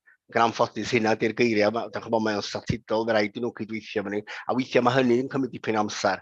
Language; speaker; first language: Welsh; native; Welsh